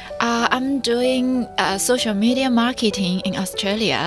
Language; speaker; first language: English; non-native, learner; Chinese